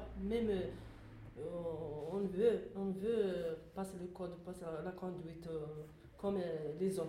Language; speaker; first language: French; non-native, learner; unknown